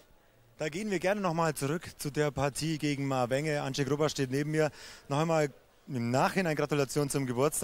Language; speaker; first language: German; native; German